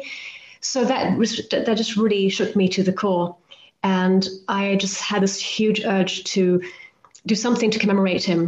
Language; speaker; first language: English; native; English